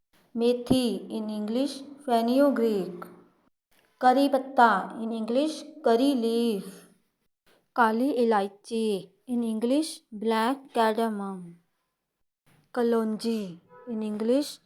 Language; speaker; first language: English; non-native, learner; Hindi